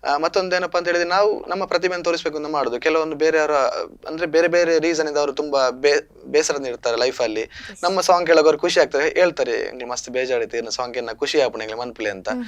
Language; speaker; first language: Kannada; non-native, local second language; Tulu